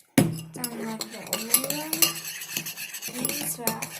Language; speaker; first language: German; native; German